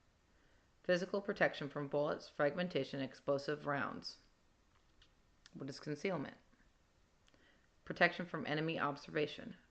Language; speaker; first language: English; native; English